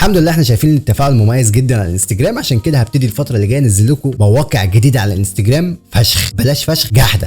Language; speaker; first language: Arabic; native; Arabic